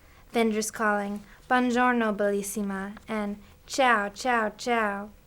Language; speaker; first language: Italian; non-native, learner; English